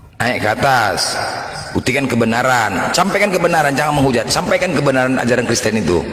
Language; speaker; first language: Indonesian; native; Indonesian